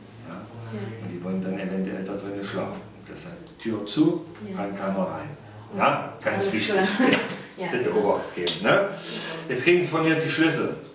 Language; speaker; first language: German; native; German